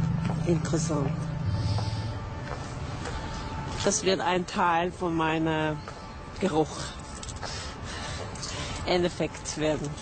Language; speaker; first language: German; non-native, fluent; Norwegian